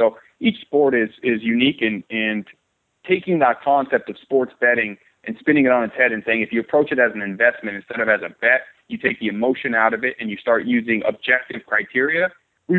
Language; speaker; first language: English; native; English